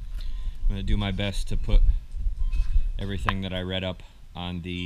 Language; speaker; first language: English; native; English